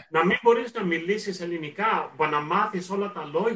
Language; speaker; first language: Greek; early bilingual, heritage; Greek